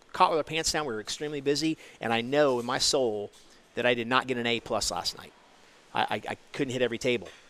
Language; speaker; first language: English; native; English